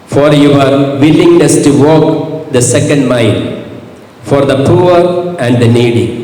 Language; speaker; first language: English; non-native, local second language; Malayalam